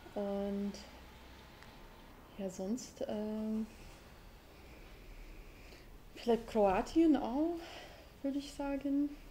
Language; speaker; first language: German; non-native, fluent; English